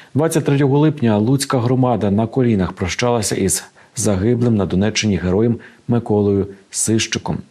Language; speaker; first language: Ukrainian; native; Ukrainian